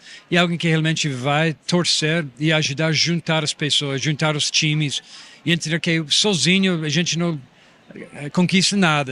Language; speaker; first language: Portuguese; non-native, fluent; English